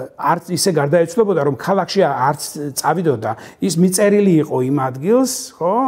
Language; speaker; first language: Georgian; non-native, local second language; Mingrelian